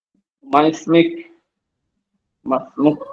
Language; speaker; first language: Arabic; non-native, learner; Bangla